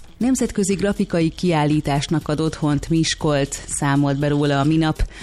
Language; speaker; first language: Hungarian; native; Hungarian